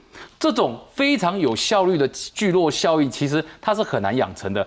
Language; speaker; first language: Chinese; native; Chinese